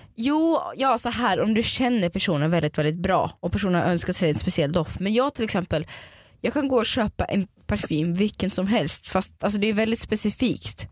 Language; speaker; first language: Swedish; non-native, fluent; Russian